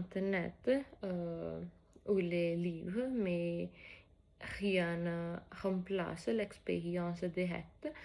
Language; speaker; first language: French; non-native, learner; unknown